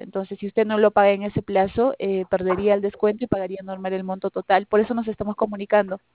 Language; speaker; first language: Spanish; native; Spanish